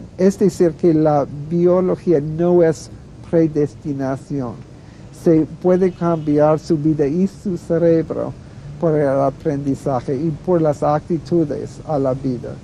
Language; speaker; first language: Spanish; non-native, fluent; English